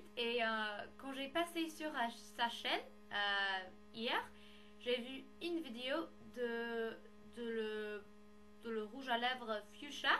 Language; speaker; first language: French; non-native, learner; English